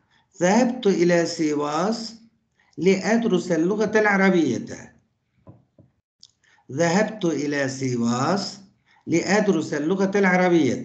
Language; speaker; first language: Arabic; non-native, fluent; Turkish